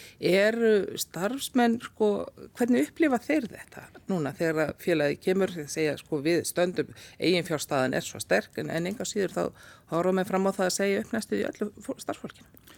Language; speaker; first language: Icelandic; native; Icelandic